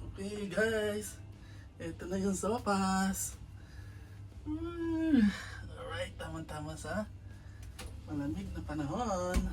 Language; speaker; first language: Filipino; native; Filipino